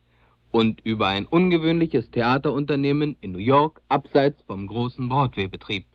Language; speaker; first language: German; native; German